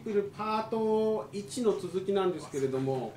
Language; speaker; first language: Japanese; native; Japanese